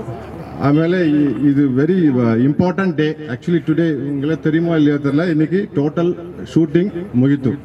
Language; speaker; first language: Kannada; non-native, learner; Tamil